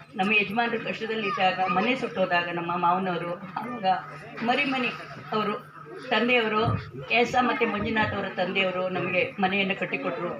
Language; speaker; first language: Kannada; native; Kannada